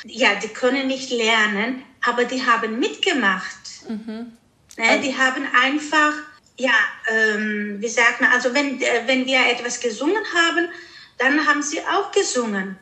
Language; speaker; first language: German; early bilingual, other home language; Greek